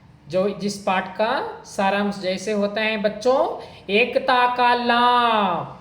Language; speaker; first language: Hindi; non-native, local second language; Kannada